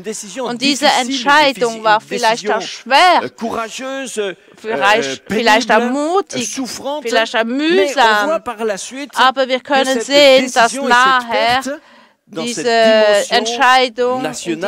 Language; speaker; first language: German; non-native, fluent; French